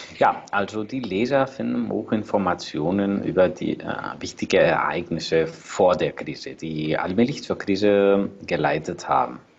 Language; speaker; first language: German; non-native, fluent; Greek